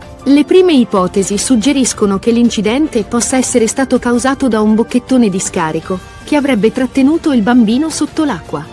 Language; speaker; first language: Italian; native; Italian